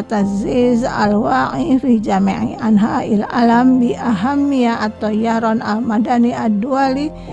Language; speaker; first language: Arabic; non-native, fluent; Indonesian